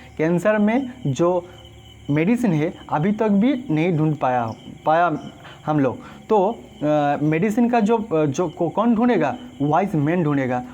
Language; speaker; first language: Hindi; non-native, local second language; Bangla